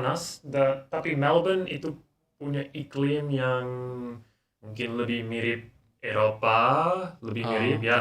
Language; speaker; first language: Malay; non-native, learner; English